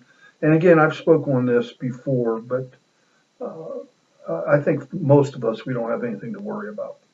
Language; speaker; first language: English; native; English